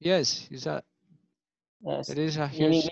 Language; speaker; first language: English; non-native, learner; Spanish